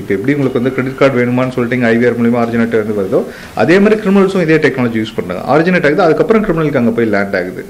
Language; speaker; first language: Tamil; native; Tamil